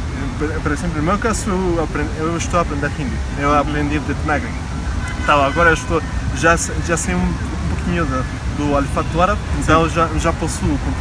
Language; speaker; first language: Portuguese; non-native, learner; Spanish